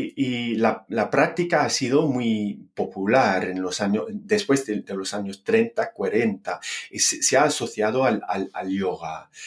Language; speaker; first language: Spanish; non-native, fluent; English